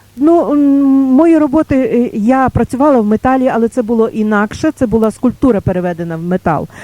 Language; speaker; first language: Ukrainian; native; Ukrainian